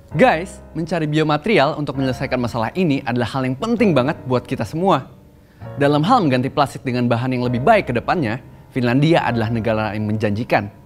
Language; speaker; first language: Indonesian; native; Indonesian